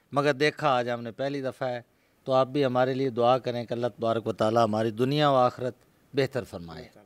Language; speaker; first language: Urdu; non-native, local second language; Punjabi